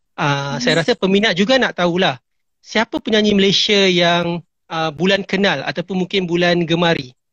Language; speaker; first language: Malay; native; Malay